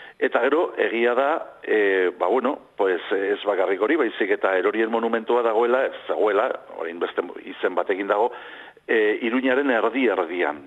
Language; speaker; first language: Basque; non-native, local second language; Spanish